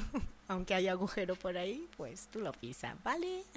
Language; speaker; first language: Spanish; non-native, fluent; Japanese